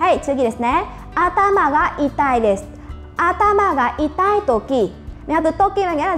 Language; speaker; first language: Japanese; non-native, fluent; Vietnamese